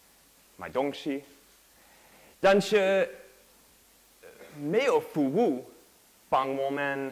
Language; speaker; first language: Chinese; non-native, learner; English